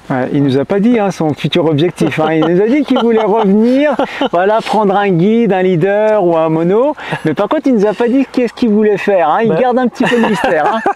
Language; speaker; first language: French; native; French